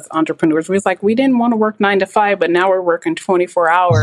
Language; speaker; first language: English; native; English